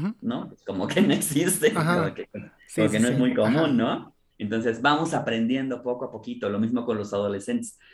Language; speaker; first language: Spanish; native; Spanish